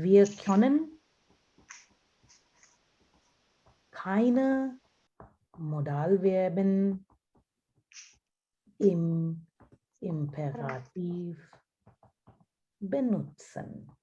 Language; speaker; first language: German; non-native, fluent; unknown